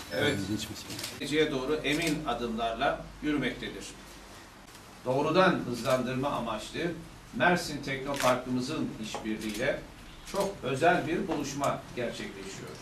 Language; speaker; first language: Turkish; native; Turkish